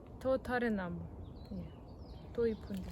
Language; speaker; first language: Korean; non-native, learner; Ukrainian